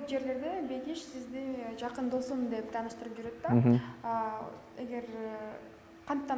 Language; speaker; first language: Kyrgyz; native; Kyrgyz